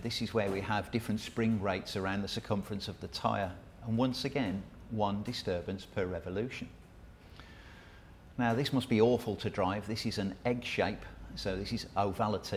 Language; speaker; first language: English; native; English